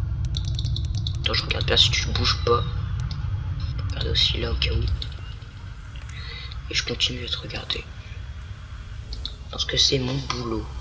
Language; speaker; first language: French; native; French